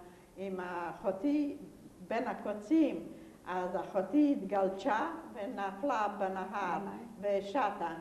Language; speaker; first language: Hebrew; non-native, fluent; Yiddish